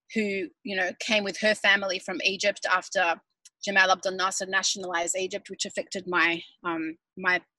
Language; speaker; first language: English; native; English